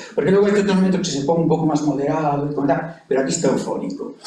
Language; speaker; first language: Spanish; native; Spanish